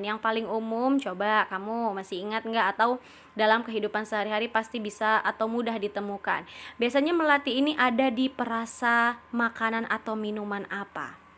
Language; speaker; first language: Indonesian; native; Indonesian